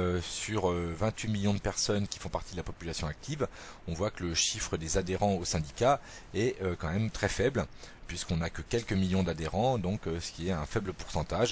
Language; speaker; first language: French; native; French